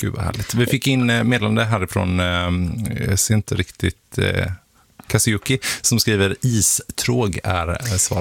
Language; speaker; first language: Swedish; native; Swedish